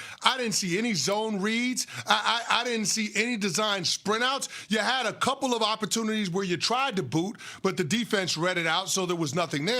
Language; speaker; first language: English; native; English